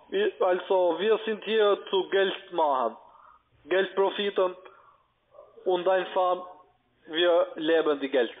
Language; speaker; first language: German; non-native, learner; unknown